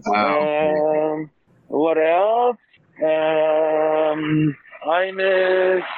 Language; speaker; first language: English; non-native, learner; German